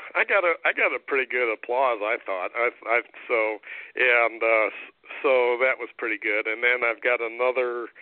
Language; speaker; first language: English; native; English